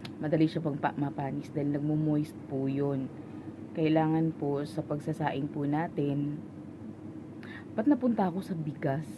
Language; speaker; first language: Filipino; non-native, local second language; Cebuano